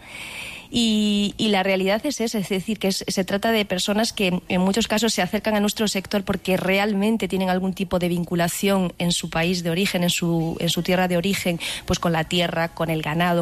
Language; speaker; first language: Spanish; native; Spanish